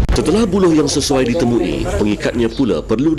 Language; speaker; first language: Malay; native; Malay